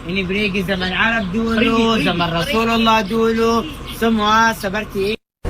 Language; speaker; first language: Indonesian; non-native, learner; Arabic